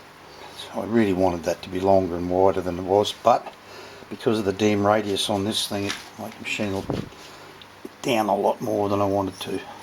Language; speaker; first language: English; native; English